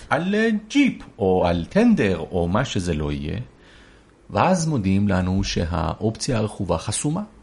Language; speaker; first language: Hebrew; early bilingual, other home language; Persian